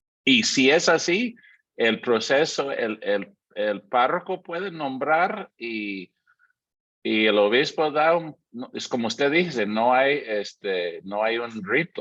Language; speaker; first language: Spanish; non-native, fluent; English